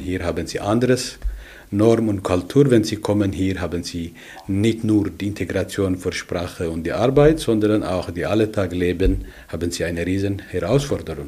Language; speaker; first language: German; non-native, learner; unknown